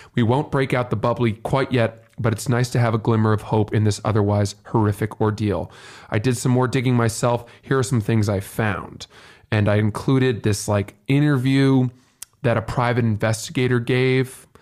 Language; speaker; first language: English; native; English